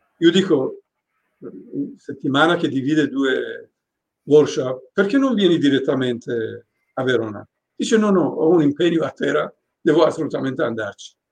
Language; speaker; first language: Italian; non-native, fluent; Persian